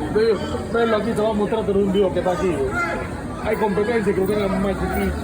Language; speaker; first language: Spanish; native; Spanish